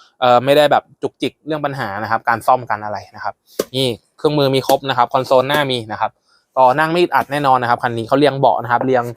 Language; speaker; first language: Thai; native; Thai